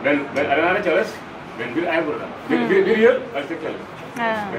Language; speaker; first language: Turkish; non-native, learner; French